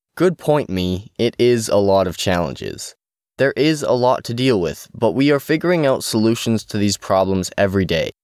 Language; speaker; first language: English; native; English